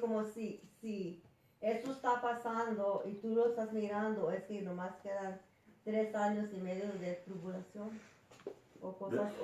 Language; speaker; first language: Spanish; early bilingual, heritage; Spanish